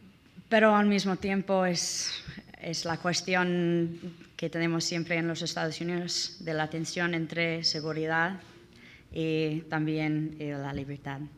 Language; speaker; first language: Spanish; non-native, learner; English